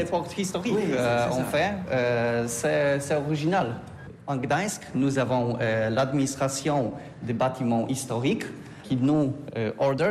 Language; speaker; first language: French; non-native, learner; Polish